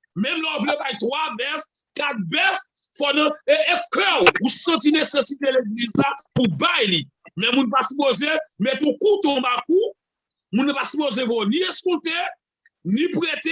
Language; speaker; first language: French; non-native, local second language; Haitian Creole